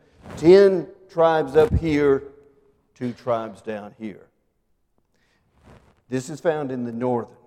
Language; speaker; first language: English; native; English